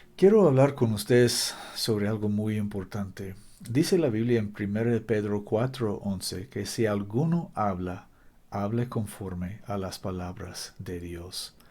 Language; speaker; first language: Spanish; non-native, fluent; English